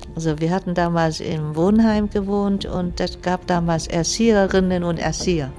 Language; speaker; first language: German; non-native, fluent; Vietnamese